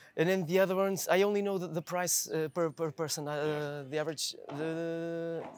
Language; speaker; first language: English; non-native, fluent; Portuguese